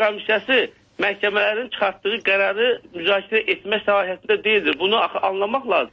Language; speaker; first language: Azerbaijani; native; Azerbaijani